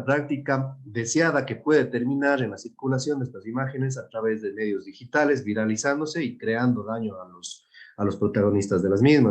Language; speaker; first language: Spanish; native; Spanish